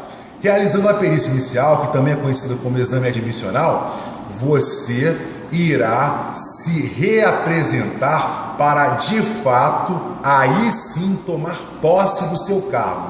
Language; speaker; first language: Portuguese; native; Portuguese